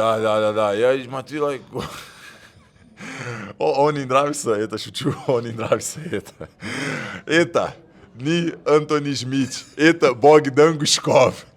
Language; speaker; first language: Russian; non-native, learner; Portuguese